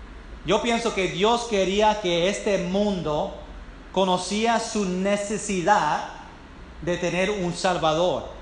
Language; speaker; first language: Spanish; non-native, fluent; English